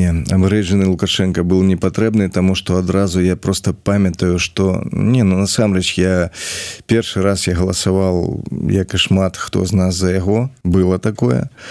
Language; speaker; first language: Belarusian; non-native, local second language; Russian